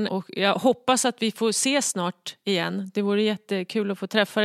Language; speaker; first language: Swedish; native; Swedish